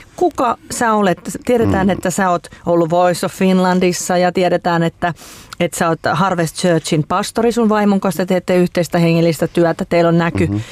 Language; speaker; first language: Finnish; native; Finnish